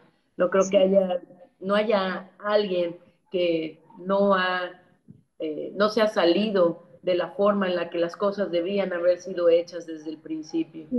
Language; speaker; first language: Spanish; native; Spanish